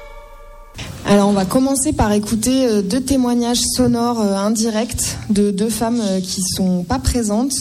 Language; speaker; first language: French; native; French